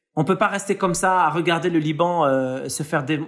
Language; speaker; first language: French; native; French